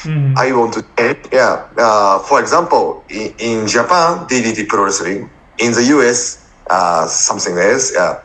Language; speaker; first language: English; non-native, learner; Japanese